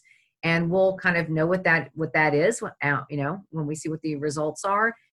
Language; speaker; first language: English; native; English